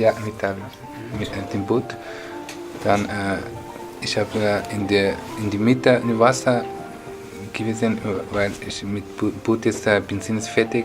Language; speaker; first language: German; non-native, learner; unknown